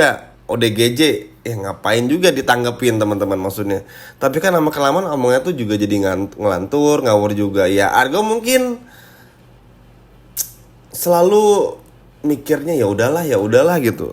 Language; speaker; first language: Indonesian; native; Indonesian